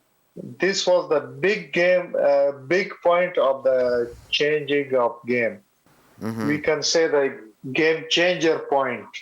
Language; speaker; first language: English; non-native, learner; Pashto